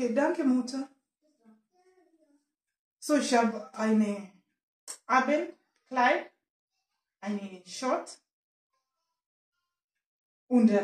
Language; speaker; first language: German; non-native, learner; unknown